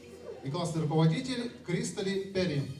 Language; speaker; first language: Russian; native; Russian